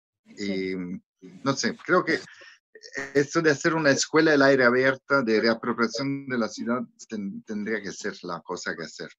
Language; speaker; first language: Spanish; non-native, fluent; Italian